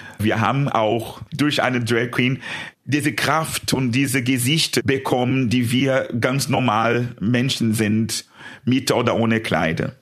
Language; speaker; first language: German; non-native, fluent; Portuguese